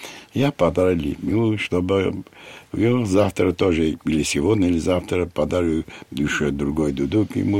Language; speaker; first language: Russian; non-native, fluent; Armenian